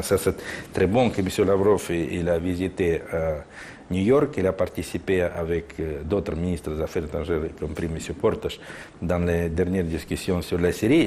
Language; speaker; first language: French; non-native, fluent; Russian